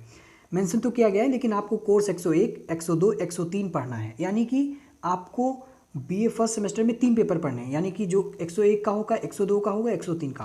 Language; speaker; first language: Hindi; native; Hindi